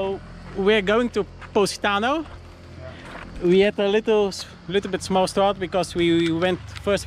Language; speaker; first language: English; non-native, fluent; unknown